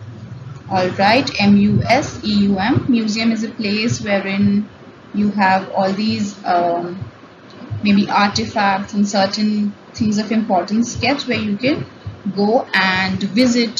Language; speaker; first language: English; non-native, local second language; Hindi